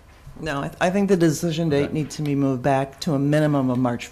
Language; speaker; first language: English; native; English